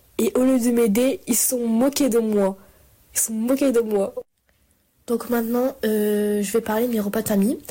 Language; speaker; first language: French; native; French